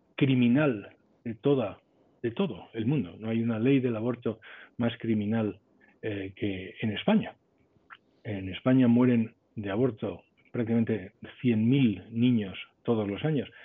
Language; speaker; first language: Spanish; native; Spanish